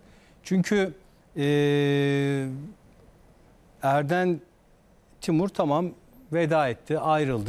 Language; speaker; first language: Turkish; native; Turkish